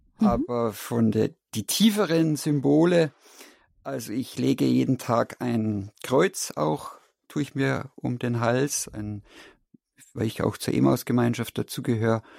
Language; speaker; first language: German; native; German